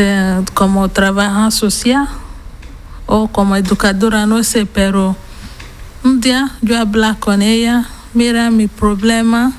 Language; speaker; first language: Spanish; non-native, learner; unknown